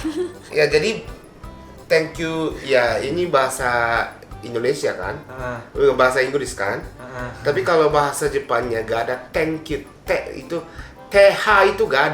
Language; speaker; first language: Indonesian; non-native, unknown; Japanese